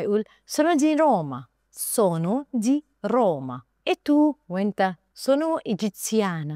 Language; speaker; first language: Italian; non-native, learner; Arabic